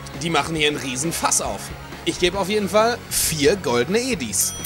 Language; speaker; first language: German; native; German